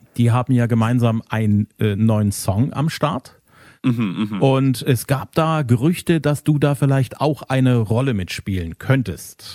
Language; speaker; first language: German; native; German